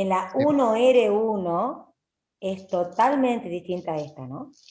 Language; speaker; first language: Spanish; native; Spanish